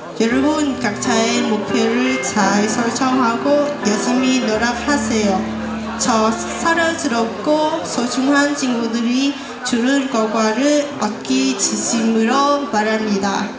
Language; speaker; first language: Korean; non-native, fluent; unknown